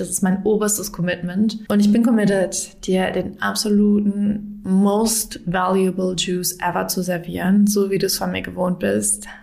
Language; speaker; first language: German; native; German